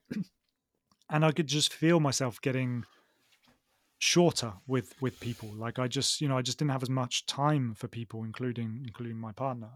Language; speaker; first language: English; native; English